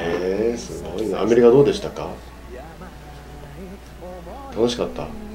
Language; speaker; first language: Japanese; native; Japanese